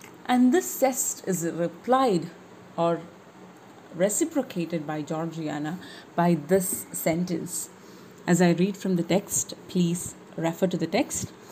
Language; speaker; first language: English; non-native, local second language; Malayalam